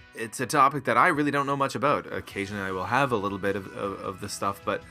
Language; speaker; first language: English; native; English